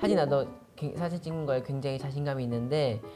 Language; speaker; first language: Korean; native; Korean